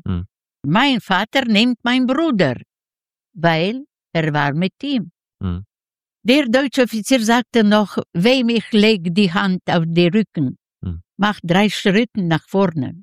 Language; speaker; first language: German; non-native, learner; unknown